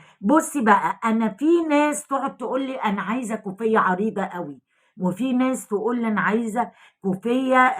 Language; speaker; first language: Arabic; native; Arabic